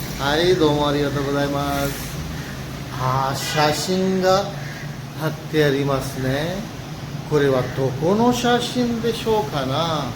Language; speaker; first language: Japanese; non-native, fluent; Urdu